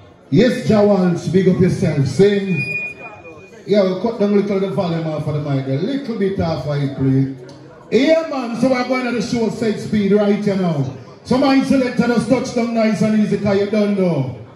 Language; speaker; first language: English; native; English